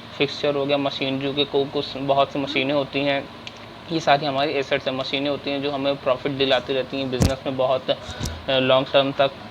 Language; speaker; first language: Hindi; native; Hindi